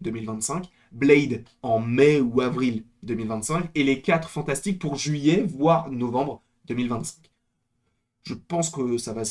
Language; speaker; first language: French; native; French